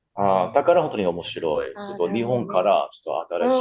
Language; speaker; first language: Japanese; non-native, fluent; English